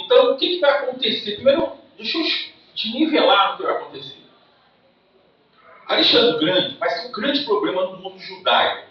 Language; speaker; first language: Portuguese; native; Portuguese